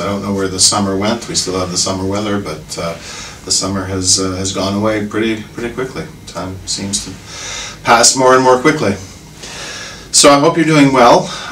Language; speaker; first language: English; native; English